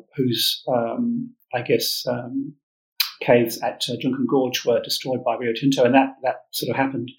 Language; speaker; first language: English; native; English